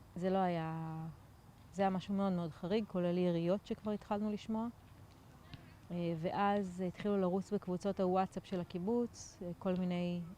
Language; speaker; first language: Hebrew; native; Hebrew